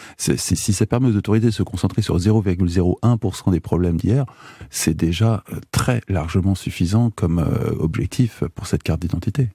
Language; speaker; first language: French; native; French